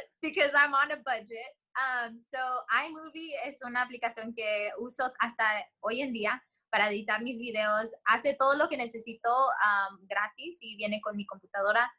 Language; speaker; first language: Spanish; early bilingual, heritage; Spanish